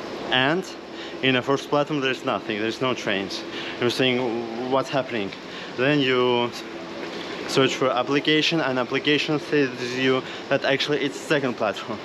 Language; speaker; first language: English; non-native, fluent; Russian